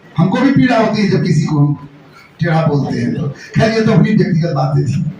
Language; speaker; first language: Hindi; native; Hindi